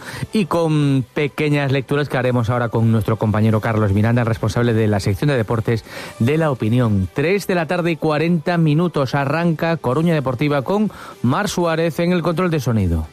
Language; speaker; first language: Spanish; native; Spanish